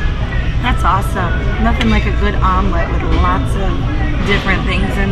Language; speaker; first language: English; native; English